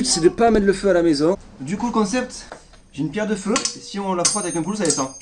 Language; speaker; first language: French; native; French